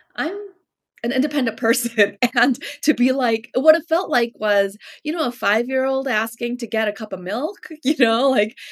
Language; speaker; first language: English; early bilingual, other home language; Korean